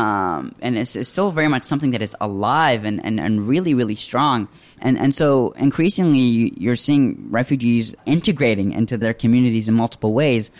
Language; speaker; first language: English; early bilingual, other home language; Arabic